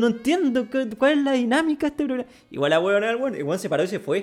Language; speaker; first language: Spanish; native; Spanish